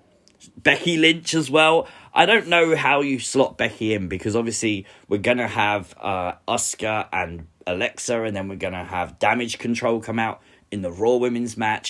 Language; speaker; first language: English; native; English